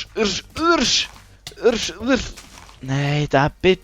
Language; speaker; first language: German; native; German